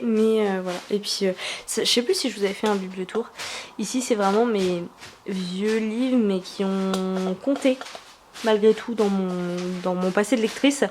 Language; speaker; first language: French; native; French